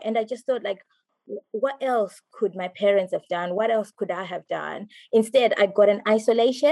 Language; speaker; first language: English; non-native, local second language; Shona